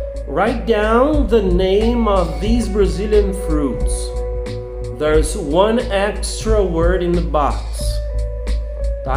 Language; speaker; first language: English; non-native, fluent; Portuguese